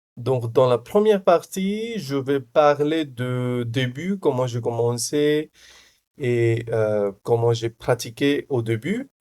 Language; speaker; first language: French; non-native, fluent; Hindi